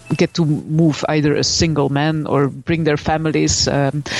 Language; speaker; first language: English; non-native, fluent; Dutch